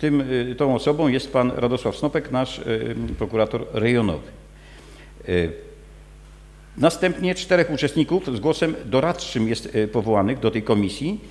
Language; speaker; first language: Polish; native; Polish